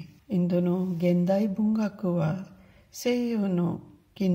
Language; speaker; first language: Japanese; non-native, fluent; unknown